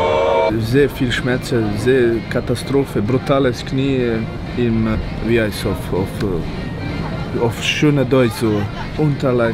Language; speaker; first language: German; non-native, learner; Croatian